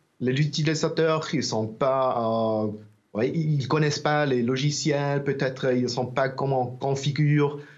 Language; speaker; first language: French; non-native, learner; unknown